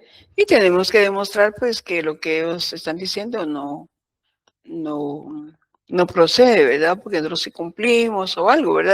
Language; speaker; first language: Spanish; native; Spanish